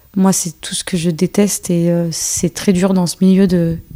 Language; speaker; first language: French; native; French